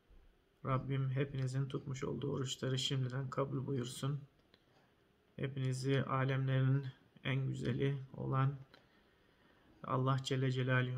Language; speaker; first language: Turkish; native; Turkish